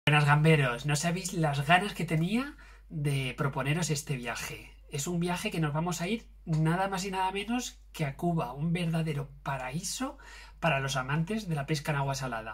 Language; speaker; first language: Spanish; native; Spanish